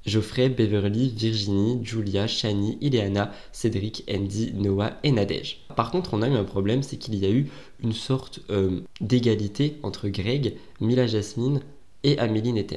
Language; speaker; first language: French; native; French